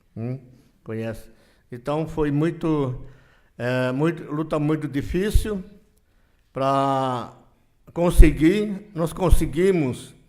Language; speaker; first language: Portuguese; non-native, local second language; Yanomámi